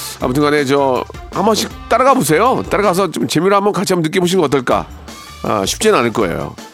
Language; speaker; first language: Korean; native; Korean